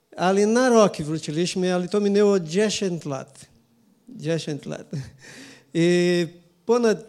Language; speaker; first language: Polish; non-native, learner; Portuguese